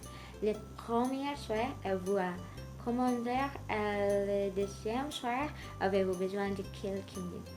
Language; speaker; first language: French; non-native, learner; Indonesian